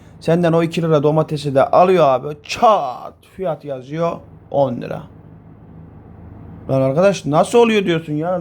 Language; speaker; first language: Turkish; native; Turkish